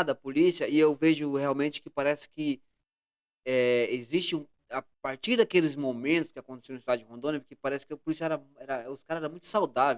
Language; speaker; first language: Portuguese; native; Portuguese